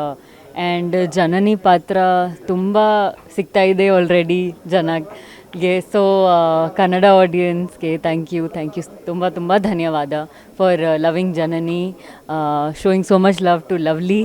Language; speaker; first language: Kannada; non-native, learner; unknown